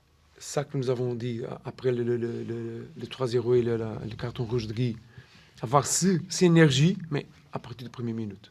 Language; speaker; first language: French; non-native, learner; Portuguese